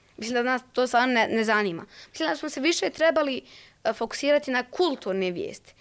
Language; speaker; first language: Croatian; native; Croatian